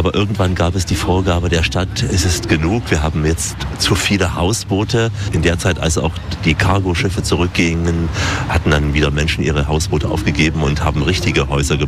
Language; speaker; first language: German; native; German